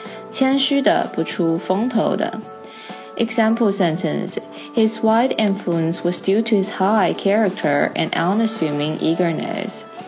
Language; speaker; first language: English; non-native, fluent; Chinese